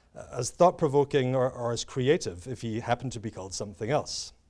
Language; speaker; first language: English; native; English